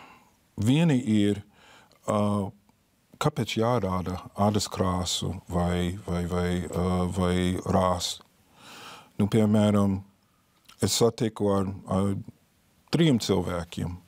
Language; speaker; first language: Latvian; non-native, fluent; English